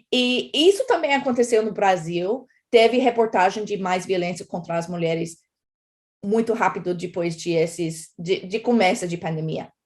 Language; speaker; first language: Portuguese; non-native, fluent; English